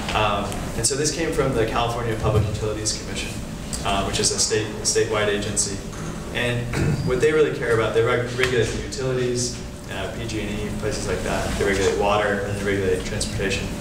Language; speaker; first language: English; native; English